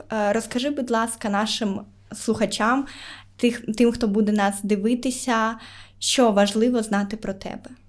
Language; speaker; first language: Ukrainian; native; Ukrainian